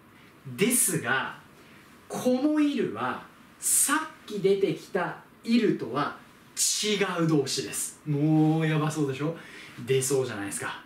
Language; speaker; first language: Japanese; native; Japanese